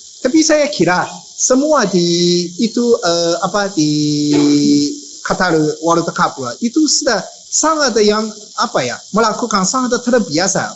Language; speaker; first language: Indonesian; non-native, learner; Japanese